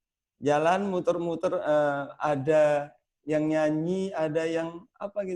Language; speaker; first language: Indonesian; non-native, fluent; Thai